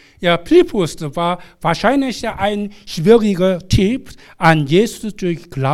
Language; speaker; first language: German; non-native, fluent; Korean